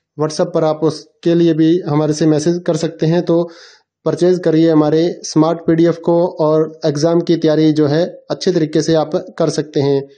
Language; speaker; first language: Hindi; native; Hindi